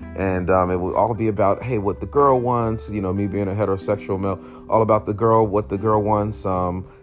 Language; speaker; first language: English; native; English